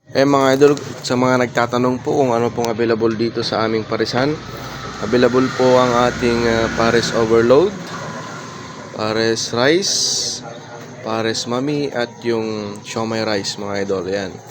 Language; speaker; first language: Filipino; non-native, local second language; Iloko